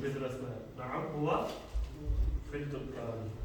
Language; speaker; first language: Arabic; non-native, fluent; Urdu